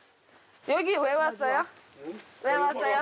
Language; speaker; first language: Korean; non-native, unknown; Russian